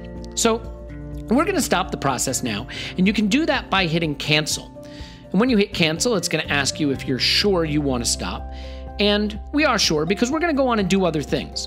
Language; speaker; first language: English; native; English